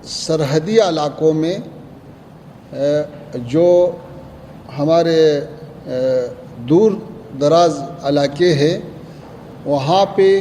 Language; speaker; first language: Hindi; non-native, fluent; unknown